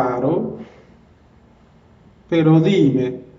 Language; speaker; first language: Spanish; non-native, fluent; Haitian Creole